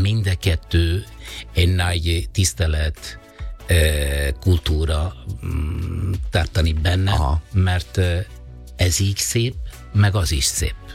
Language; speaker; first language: Hungarian; non-native, fluent; Italian